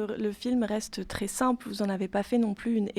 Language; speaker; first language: French; native; French